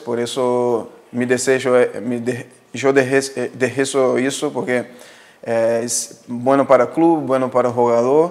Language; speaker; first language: Spanish; non-native, fluent; Portuguese